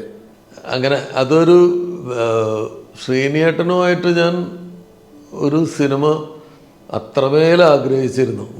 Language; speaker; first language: Malayalam; native; Malayalam